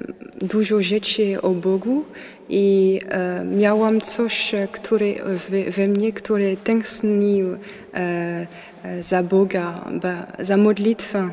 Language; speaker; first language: Polish; non-native, learner; French